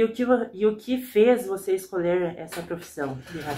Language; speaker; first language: Portuguese; native; Portuguese